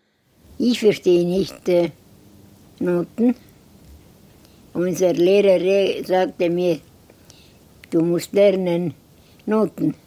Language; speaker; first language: German; non-native, learner; Estonian